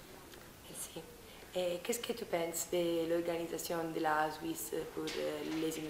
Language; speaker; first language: French; non-native, learner; Spanish